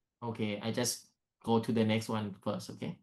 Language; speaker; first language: English; non-native, learner; Thai